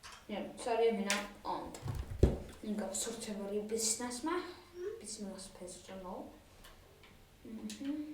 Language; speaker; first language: Welsh; native; Welsh